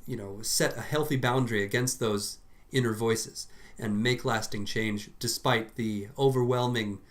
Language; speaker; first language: English; native; English